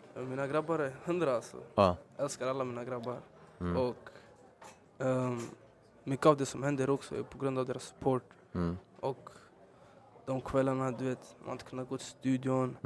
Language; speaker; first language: Swedish; early bilingual, other home language; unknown